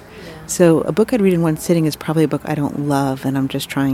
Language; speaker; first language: English; native; English